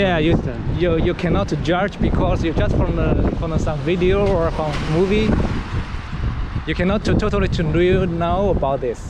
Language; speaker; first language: English; non-native, learner; Chinese